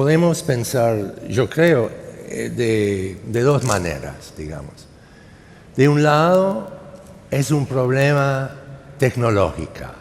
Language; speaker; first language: Spanish; non-native, fluent; English